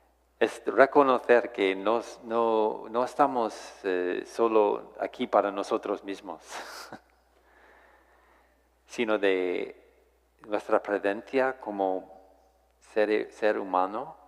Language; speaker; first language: Spanish; non-native, fluent; English